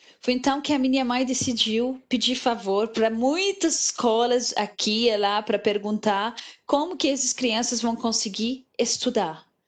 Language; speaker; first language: Portuguese; non-native, fluent; Arabic